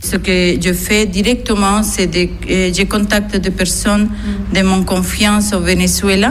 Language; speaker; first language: French; non-native, learner; Spanish